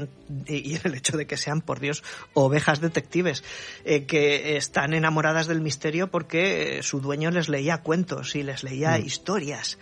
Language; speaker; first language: Spanish; native; Spanish